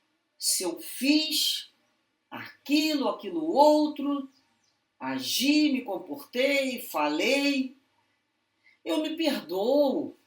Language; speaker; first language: Portuguese; native; Portuguese